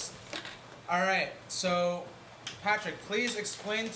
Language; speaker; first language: English; non-native, local second language; Filipino